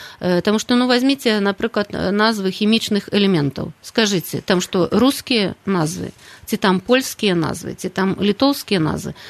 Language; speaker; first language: Belarusian; native; Belarusian